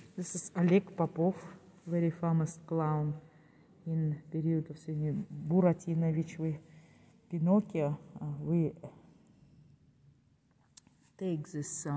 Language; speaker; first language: English; non-native, learner; Russian